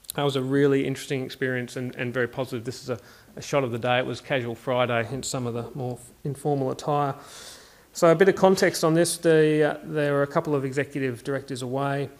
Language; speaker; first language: English; native; English